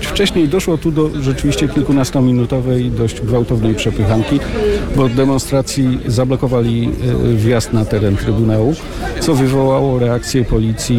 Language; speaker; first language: Polish; native; Polish